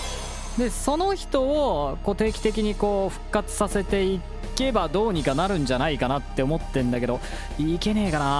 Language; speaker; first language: Japanese; native; Japanese